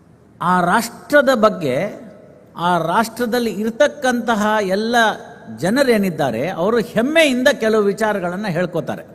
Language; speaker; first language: Kannada; native; Kannada